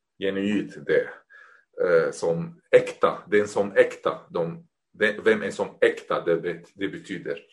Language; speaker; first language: Swedish; non-native, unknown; Arabic